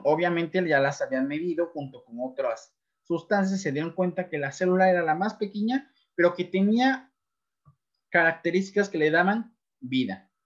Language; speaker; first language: Spanish; native; Spanish